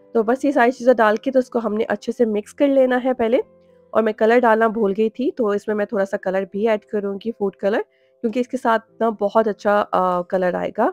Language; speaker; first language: Urdu; native; Urdu